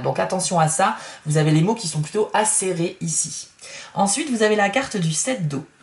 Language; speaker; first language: French; native; French